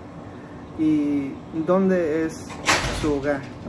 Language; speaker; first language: Spanish; early bilingual, heritage; Spanish